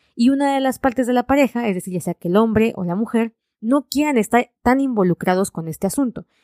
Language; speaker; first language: Spanish; native; Spanish